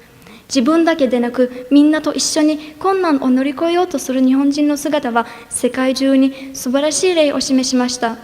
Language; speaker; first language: Japanese; non-native, fluent; Turkish